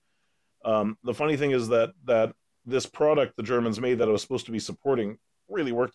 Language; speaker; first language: English; native; English